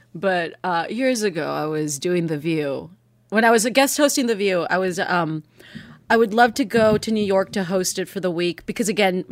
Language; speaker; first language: English; early bilingual, other home language; Spanish